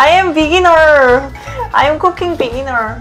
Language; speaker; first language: English; non-native, learner; Korean